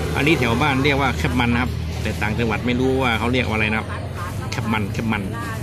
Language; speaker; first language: Thai; native; Thai